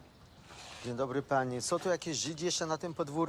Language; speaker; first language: Polish; early bilingual, heritage; Polish